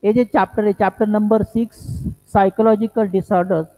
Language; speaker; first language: Hindi; non-native, local second language; Marathi